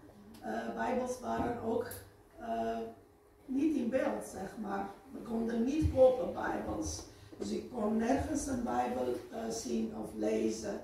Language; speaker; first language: Dutch; non-native, fluent; Armenian